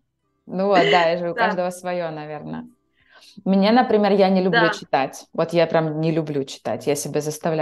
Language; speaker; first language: Russian; native; Russian